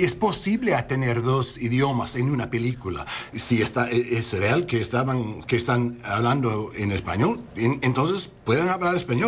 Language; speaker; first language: Spanish; non-native, learner; English